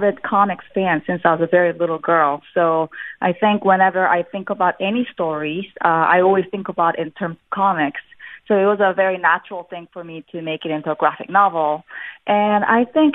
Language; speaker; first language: English; non-native, fluent; Korean